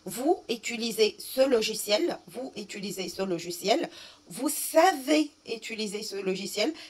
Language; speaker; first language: French; non-native, fluent; Arabic